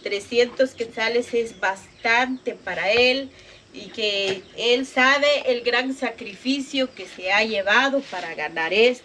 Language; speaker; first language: Spanish; non-native, local second language; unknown